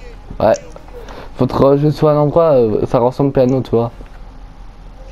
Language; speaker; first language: French; native; French